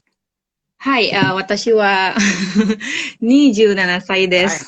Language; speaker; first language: Japanese; non-native, learner; Indonesian